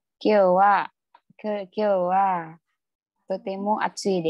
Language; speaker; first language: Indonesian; native; Indonesian